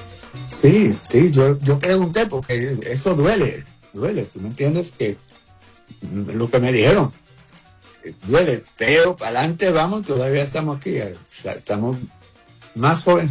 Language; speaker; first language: Spanish; early bilingual, heritage; Spanish